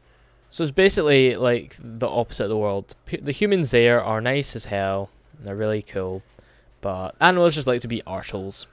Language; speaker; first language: English; native; English